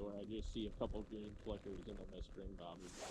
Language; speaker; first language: English; native; English